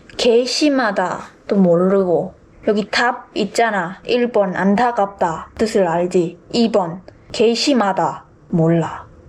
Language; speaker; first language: Korean; non-native, fluent; Khmer